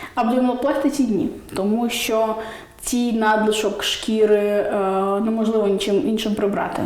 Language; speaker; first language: Ukrainian; non-native, local second language; Russian